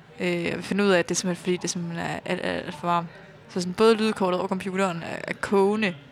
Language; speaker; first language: Danish; native; Danish